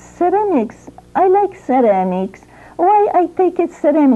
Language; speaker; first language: English; non-native, learner; Ukrainian